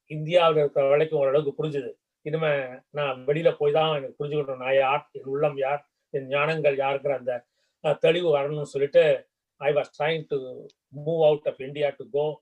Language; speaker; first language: Tamil; native; Tamil